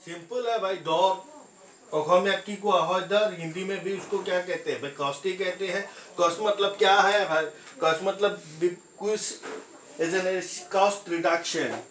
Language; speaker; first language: Hindi; non-native, local second language; Assamese